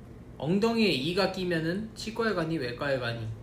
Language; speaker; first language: Korean; native; Korean